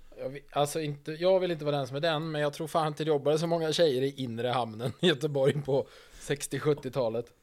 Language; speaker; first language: Swedish; native; Swedish